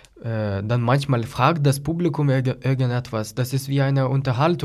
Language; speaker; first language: German; non-native, fluent; Lithuanian